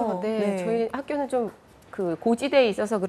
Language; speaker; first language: Korean; native; Korean